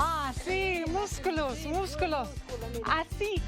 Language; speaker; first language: Spanish; non-native, learner; English